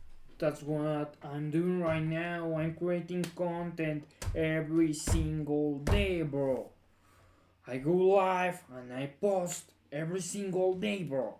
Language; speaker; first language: English; non-native, fluent; Spanish